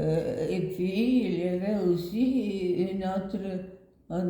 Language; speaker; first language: French; non-native, fluent; Bulgarian